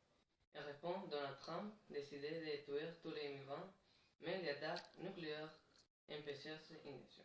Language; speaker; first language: French; non-native, learner; Spanish